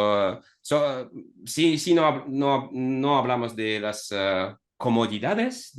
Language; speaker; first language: Spanish; non-native, fluent; Russian